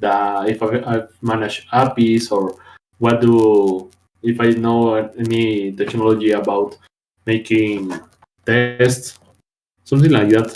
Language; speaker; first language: English; non-native, learner; Spanish